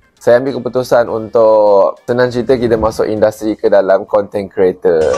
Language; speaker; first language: Malay; non-native, local second language; Chinese